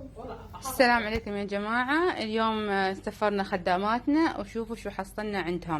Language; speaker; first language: Arabic; native; Arabic